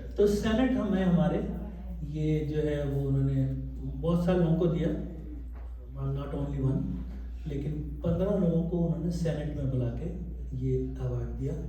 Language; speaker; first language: Urdu; native; Urdu